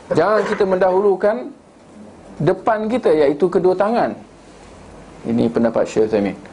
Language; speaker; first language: Malay; native; Malay